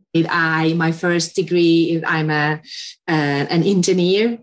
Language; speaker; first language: English; non-native, fluent; Hungarian